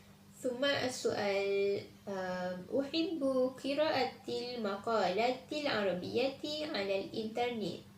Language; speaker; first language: Arabic; non-native, learner; Malay